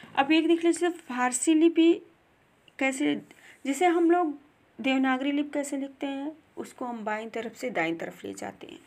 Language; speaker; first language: Hindi; native; Hindi